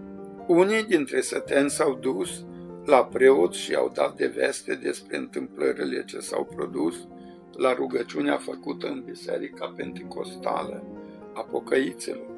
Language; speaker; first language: Romanian; native; Romanian